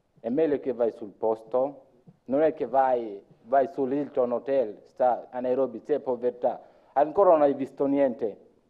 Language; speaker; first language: Italian; non-native, learner; Luo (Kenya and Tanzania)